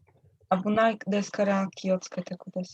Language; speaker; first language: Japanese; non-native, learner; English